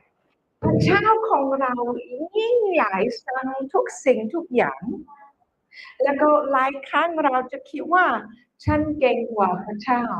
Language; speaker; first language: Thai; non-native, fluent; English